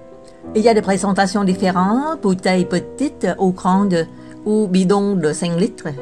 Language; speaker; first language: French; non-native, fluent; Vietnamese